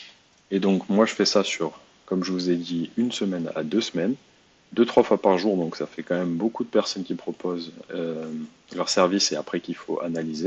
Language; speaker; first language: French; native; French